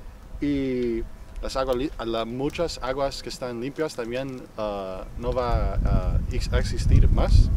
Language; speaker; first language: Spanish; non-native, fluent; English